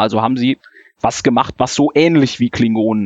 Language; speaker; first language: German; native; German